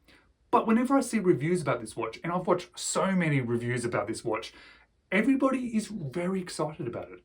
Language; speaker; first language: English; native; English